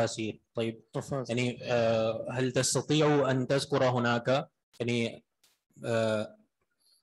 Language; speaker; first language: Arabic; non-native, fluent; Urdu